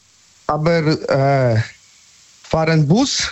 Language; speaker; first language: German; non-native, learner; Polish